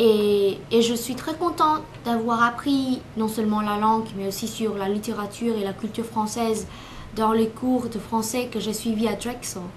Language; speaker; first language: French; non-native, learner; Vietnamese